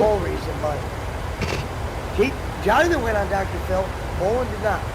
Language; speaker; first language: English; native; English